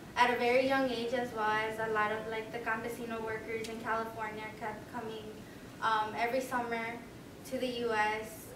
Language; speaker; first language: English; native; English